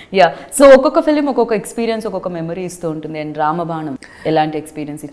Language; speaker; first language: Telugu; native; Telugu